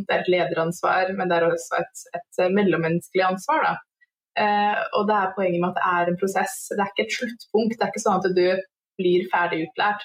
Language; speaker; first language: Norwegian; native; Norwegian